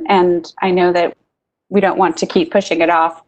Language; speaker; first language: English; native; English